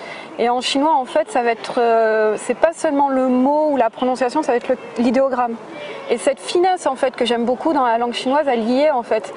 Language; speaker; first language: French; native; French